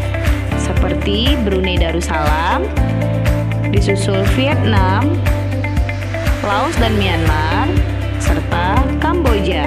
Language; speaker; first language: Indonesian; native; Indonesian